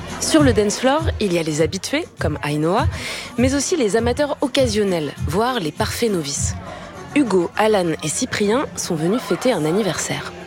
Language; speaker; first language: French; native; French